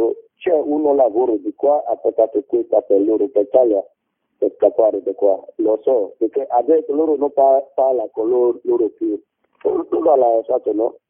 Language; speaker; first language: Italian; non-native, learner; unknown